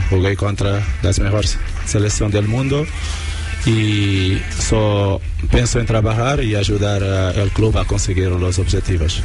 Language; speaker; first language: Spanish; non-native, learner; Kabuverdianu